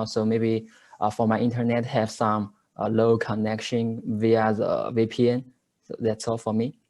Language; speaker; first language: English; non-native, learner; Chinese